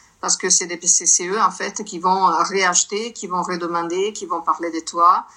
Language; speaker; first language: French; non-native, fluent; Italian